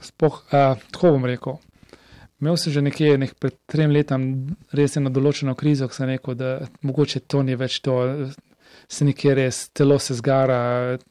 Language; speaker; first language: Slovenian; native; Slovenian